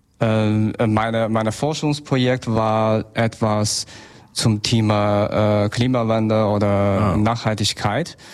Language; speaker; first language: German; non-native, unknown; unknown